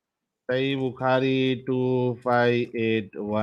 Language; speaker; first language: Hindi; native; Hindi